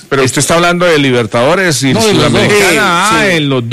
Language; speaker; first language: Spanish; native; Spanish